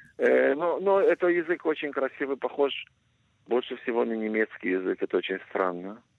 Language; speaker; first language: Russian; non-native, fluent; Hebrew